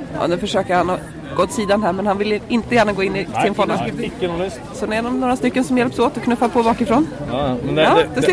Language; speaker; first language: Swedish; native; Swedish